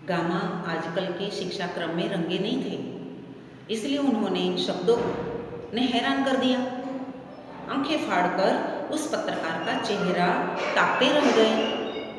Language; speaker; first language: Hindi; non-native, local second language; Gujarati